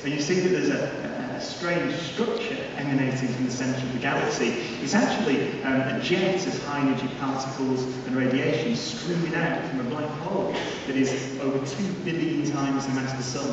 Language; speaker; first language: English; native; English